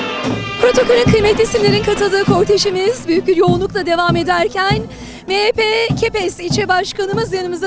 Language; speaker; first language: Turkish; native; Turkish